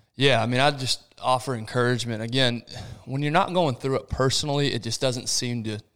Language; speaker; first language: English; early bilingual, other home language; Portuguese